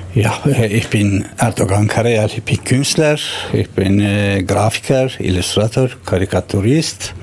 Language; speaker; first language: German; non-native, learner; Turkish